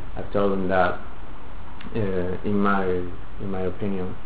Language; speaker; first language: English; non-native, fluent; Galician